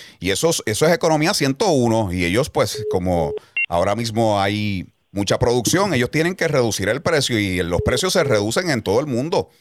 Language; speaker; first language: Spanish; early bilingual, heritage; Spanish